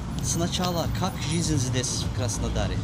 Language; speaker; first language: Russian; non-native, learner; Turkish